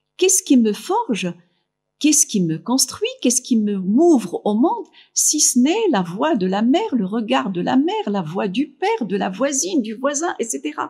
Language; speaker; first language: French; non-native, local second language; Arabic